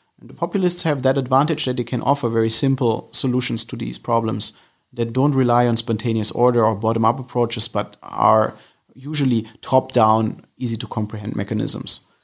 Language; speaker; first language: English; non-native, fluent; German